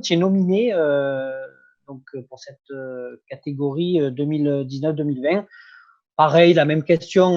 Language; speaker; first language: French; native; French